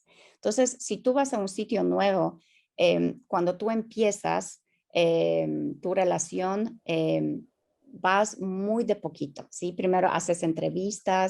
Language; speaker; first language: Spanish; non-native, fluent; Polish